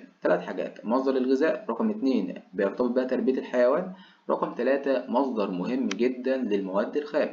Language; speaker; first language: Arabic; native; Arabic